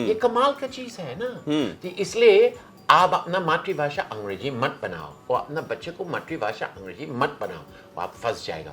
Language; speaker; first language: Hindi; non-native, fluent; English